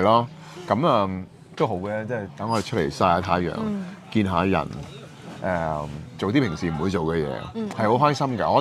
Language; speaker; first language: Cantonese; native; Cantonese